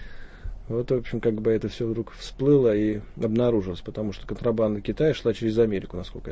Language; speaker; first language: Russian; native; Russian